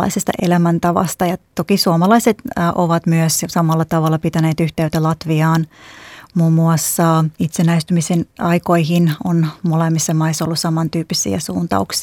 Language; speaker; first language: Finnish; non-native, fluent; Latvian